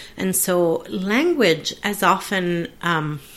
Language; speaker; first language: English; non-native, fluent; Italian